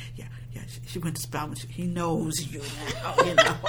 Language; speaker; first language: English; native; English